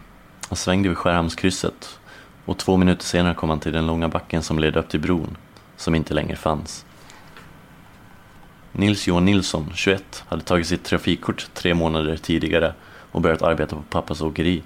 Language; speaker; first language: Swedish; native; Swedish